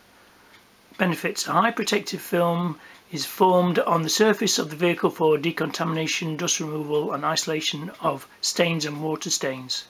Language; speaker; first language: English; native; English